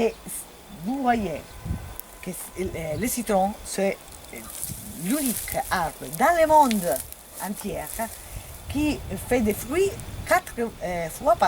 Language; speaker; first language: French; non-native, fluent; Italian